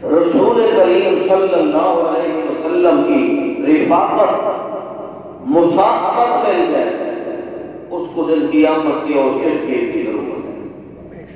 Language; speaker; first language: Urdu; non-native, local second language; Saraiki